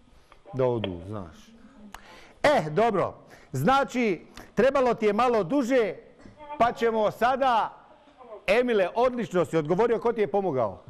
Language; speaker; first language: Bosnian; native; Bosnian